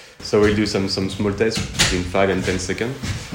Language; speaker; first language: English; non-native, fluent; French